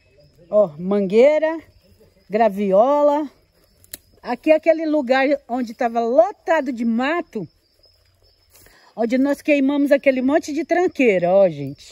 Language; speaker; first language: Portuguese; native; Portuguese